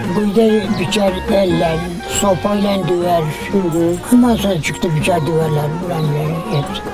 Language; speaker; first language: Turkish; native; Turkish